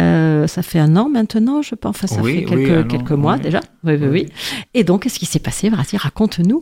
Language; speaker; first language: French; native; French